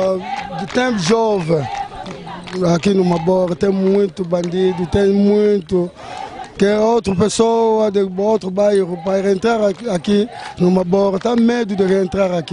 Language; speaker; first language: Portuguese; non-native, learner; Lingala